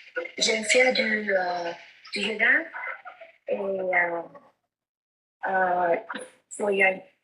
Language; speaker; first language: French; non-native, learner; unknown